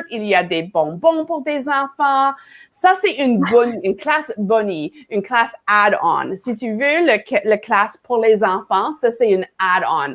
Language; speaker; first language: French; non-native, learner; English